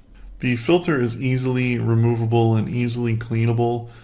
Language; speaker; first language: English; native; English